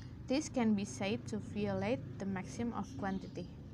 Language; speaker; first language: English; non-native, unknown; Indonesian